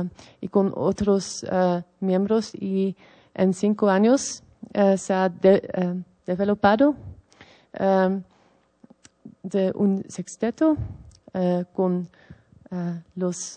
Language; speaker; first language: Spanish; non-native, learner; Dutch